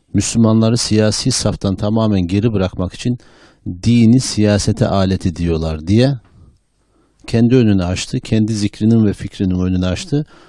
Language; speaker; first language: Turkish; native; Turkish